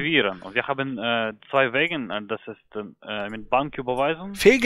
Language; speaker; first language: German; non-native, learner; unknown